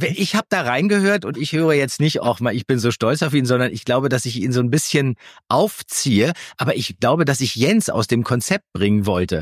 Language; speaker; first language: German; native; German